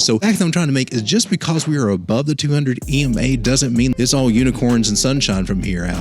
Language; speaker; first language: English; native; English